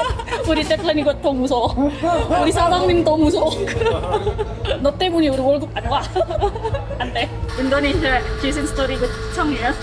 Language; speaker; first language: Korean; non-native, learner; Indonesian